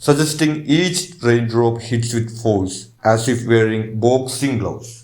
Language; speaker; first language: English; non-native, local second language; Malayalam